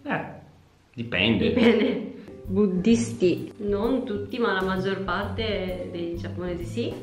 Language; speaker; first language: Italian; non-native, learner; Japanese